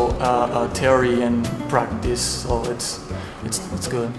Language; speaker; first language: English; non-native, fluent; Portuguese